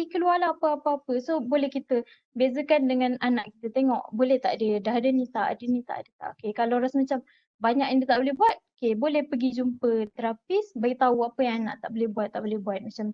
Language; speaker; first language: Malay; native; Malay